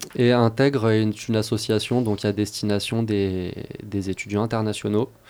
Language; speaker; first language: French; native; French